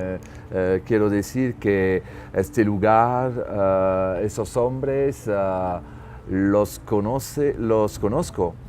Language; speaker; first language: Spanish; non-native, learner; French